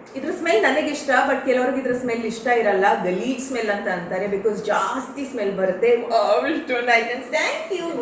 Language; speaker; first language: Kannada; non-native, local second language; Tulu